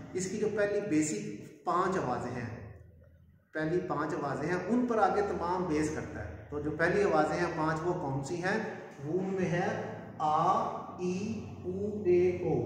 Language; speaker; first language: Urdu; non-native, local second language; Punjabi